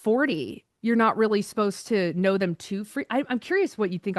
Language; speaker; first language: English; native; English